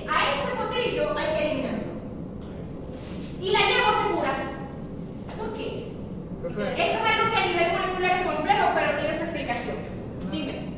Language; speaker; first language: Spanish; native; Spanish